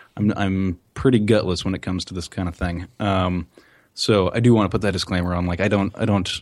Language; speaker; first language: English; native; English